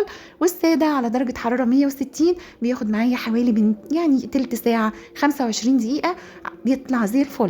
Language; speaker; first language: Arabic; native; Arabic